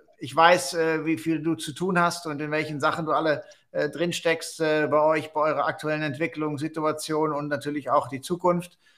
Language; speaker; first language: German; native; German